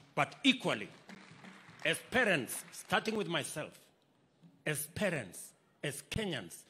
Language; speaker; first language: English; non-native, local second language; Swahili